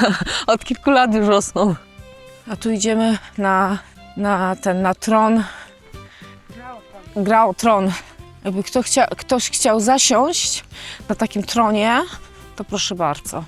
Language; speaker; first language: Polish; native; Polish